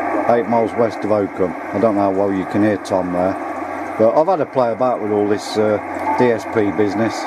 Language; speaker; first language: English; native; English